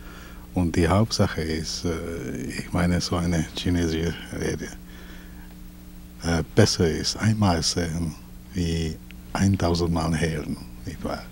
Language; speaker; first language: German; non-native, fluent; Czech